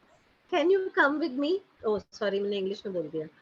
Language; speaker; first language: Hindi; native; Hindi